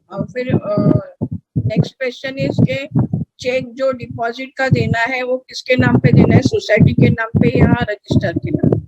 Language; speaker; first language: Hindi; non-native, local second language; Marathi